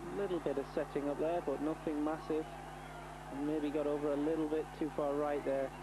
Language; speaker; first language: English; native; English